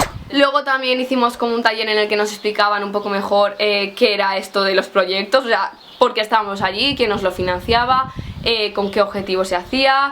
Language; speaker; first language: Spanish; native; Spanish